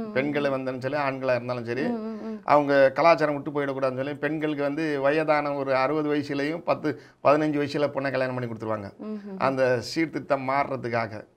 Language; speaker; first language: Tamil; non-native, local second language; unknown